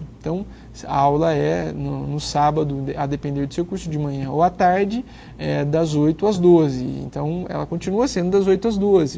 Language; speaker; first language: Portuguese; native; Portuguese